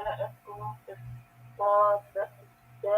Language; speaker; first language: Arabic; non-native, learner; English